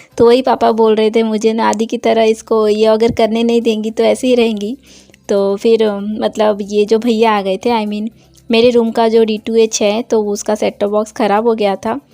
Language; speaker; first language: Hindi; non-native, local second language; Bangla